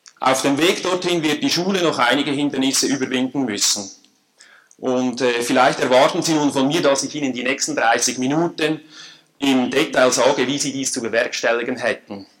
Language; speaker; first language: German; native; German